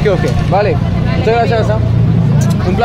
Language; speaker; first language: Spanish; non-native, fluent; French